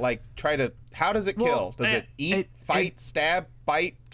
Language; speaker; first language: English; native; English